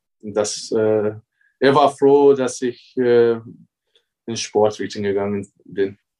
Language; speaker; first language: German; non-native, fluent; English